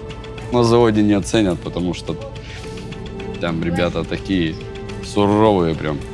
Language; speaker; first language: Russian; native; Russian